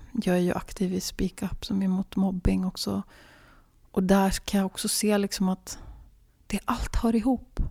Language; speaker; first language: Swedish; native; Swedish